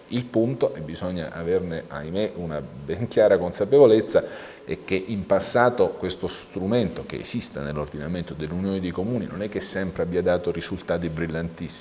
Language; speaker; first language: Italian; native; Italian